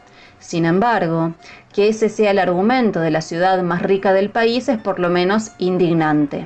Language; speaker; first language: Spanish; native; Spanish